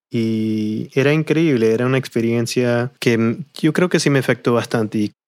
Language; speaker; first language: Spanish; early bilingual, heritage; Spanish